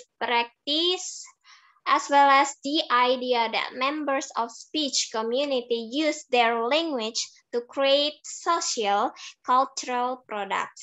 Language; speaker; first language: English; non-native, learner; Indonesian